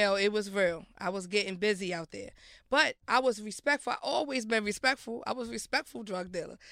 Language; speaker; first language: English; native; English